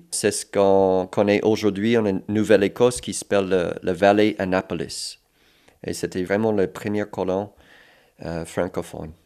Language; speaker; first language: French; non-native, local second language; English